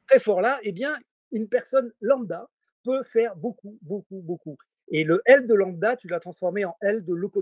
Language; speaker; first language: French; native; French